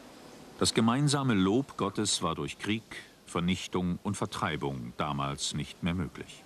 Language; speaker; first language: German; native; German